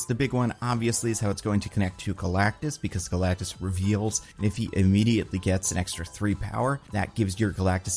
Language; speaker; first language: English; native; English